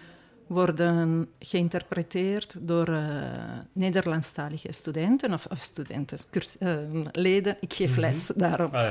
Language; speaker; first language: Dutch; non-native, fluent; Italian